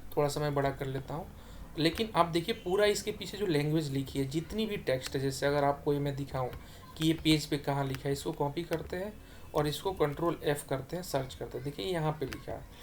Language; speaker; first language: Hindi; native; Hindi